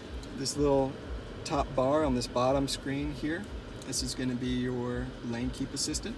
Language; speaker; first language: English; native; English